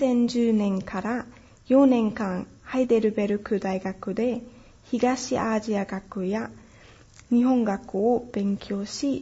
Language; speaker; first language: Japanese; non-native, fluent; German